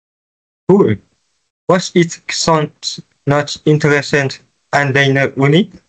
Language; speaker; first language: German; non-native, learner; Malay